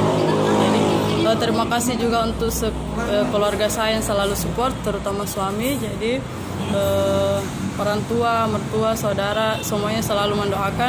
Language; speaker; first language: Indonesian; native; Indonesian